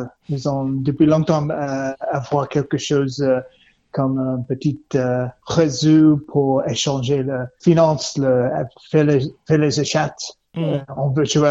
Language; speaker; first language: French; non-native, learner; English